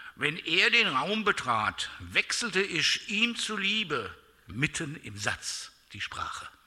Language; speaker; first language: German; native; German